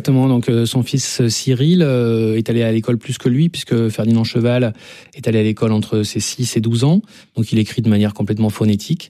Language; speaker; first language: French; native; French